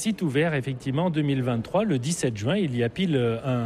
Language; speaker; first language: French; native; French